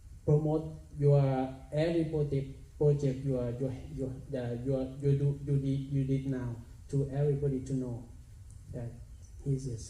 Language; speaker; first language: English; non-native, learner; Thai